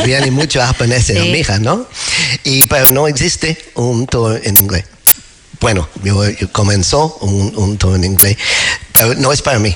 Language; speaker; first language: Spanish; non-native, learner; English